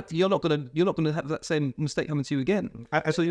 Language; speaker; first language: English; native; English